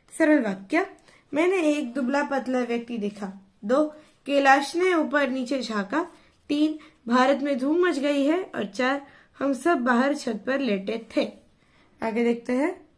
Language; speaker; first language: Hindi; non-native, local second language; Marathi